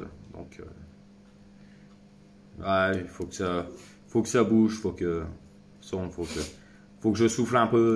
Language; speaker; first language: French; native; French